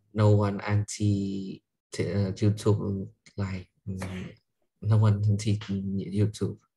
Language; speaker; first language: English; non-native, learner; Vietnamese